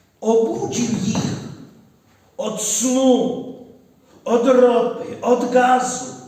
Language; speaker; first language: Polish; non-native, learner; Ukrainian